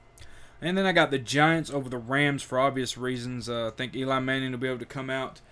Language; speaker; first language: English; native; English